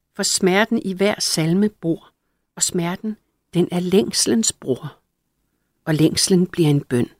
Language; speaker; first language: Danish; native; Danish